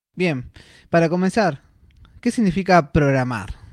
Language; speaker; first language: Spanish; native; Spanish